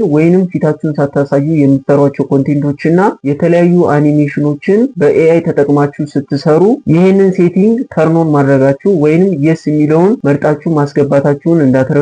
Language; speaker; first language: Amharic; native; Amharic